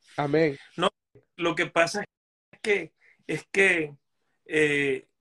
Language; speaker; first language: Spanish; native; Spanish